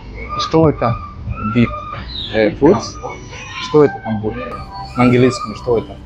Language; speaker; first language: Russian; non-native, learner; Arabic